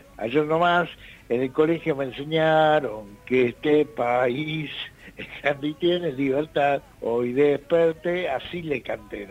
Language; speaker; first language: Spanish; native; Spanish